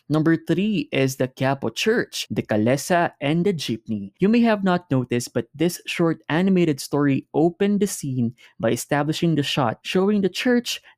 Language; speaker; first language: English; non-native, local second language; Filipino